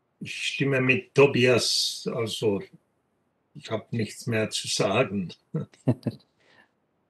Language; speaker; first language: German; non-native, fluent; Czech